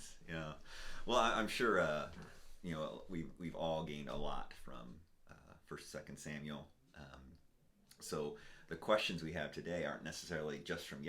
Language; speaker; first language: English; native; English